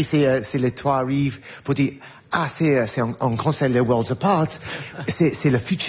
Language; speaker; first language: French; non-native, learner; English